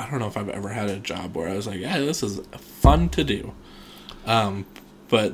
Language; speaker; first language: English; native; English